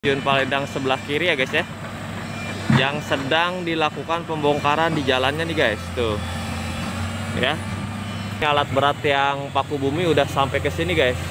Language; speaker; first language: Indonesian; native; Indonesian